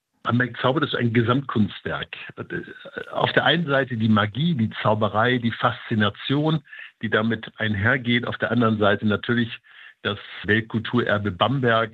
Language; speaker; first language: German; native; German